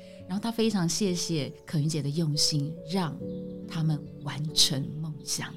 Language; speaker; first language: Chinese; native; Chinese